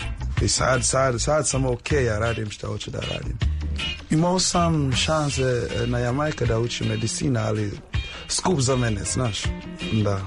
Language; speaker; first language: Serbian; non-native, learner; English